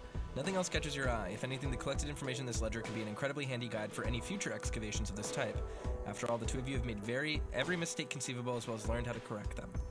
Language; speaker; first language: English; native; English